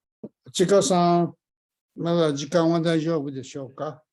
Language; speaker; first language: Japanese; early bilingual, heritage; Japanese